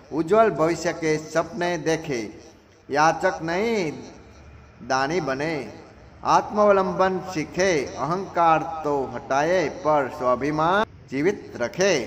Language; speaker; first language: Hindi; non-native, local second language; Gujarati